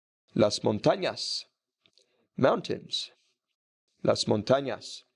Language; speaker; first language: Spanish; non-native, fluent; English